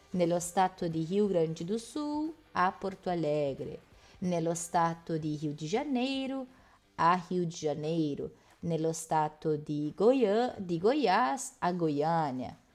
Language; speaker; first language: Italian; non-native, fluent; Portuguese